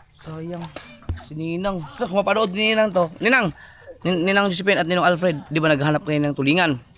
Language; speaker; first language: Filipino; non-native, local second language; Cebuano